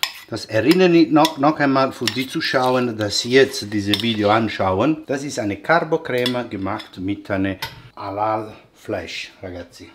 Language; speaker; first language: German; non-native, learner; Italian